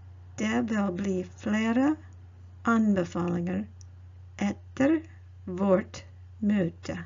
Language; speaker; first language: Norwegian; non-native, learner; English